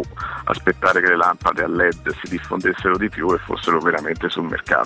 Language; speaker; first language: Italian; native; Italian